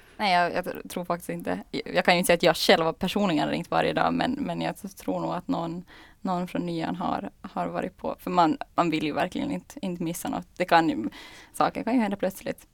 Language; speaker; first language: Swedish; native; Swedish